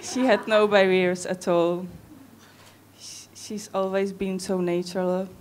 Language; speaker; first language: English; non-native, learner; Czech